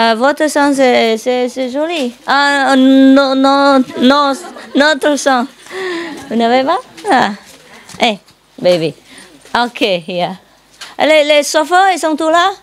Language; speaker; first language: French; non-native, learner; Vietnamese